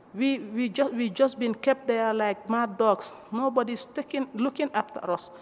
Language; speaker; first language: English; non-native, local second language; Mandingo